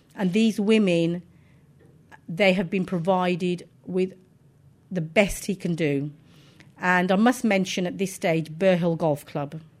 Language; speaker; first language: English; native; English